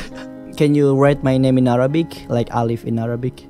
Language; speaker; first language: English; non-native, learner; Indonesian